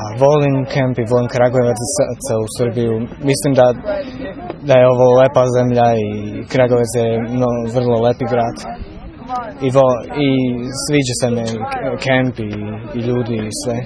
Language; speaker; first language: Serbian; non-native, learner; Slovak